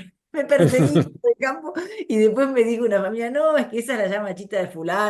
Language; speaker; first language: Spanish; native; Spanish